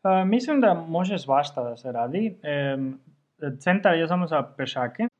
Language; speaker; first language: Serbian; non-native, fluent; Spanish